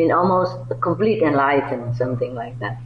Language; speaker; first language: English; non-native, fluent; Vietnamese